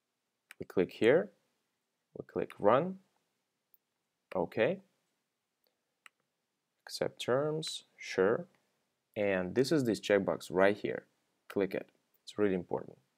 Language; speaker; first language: English; non-native, fluent; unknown